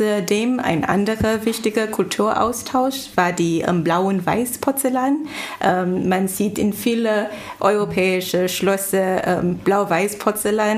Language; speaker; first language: German; non-native, fluent; Chinese